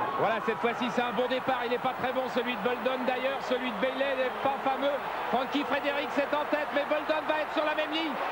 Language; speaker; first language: French; native; French